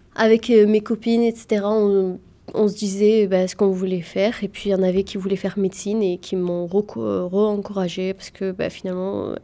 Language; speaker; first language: French; early bilingual, other home language; Arabic